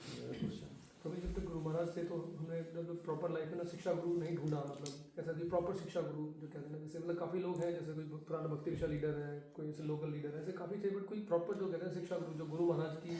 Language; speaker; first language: Hindi; native; Hindi